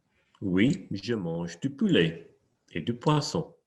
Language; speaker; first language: French; non-native, fluent; English